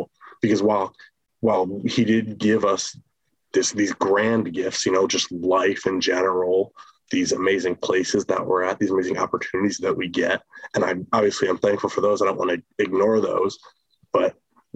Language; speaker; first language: English; native; English